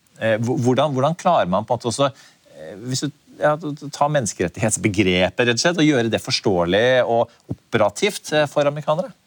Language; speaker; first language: Norwegian; native; Norwegian